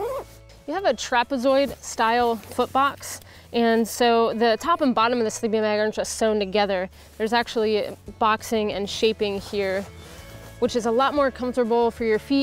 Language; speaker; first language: English; native; English